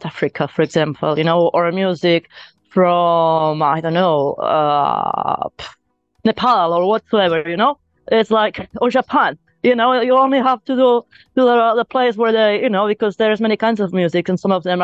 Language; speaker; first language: English; non-native, fluent; Spanish